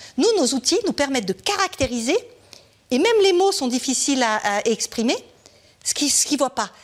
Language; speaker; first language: French; native; French